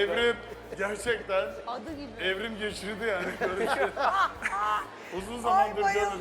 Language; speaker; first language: Turkish; native; Turkish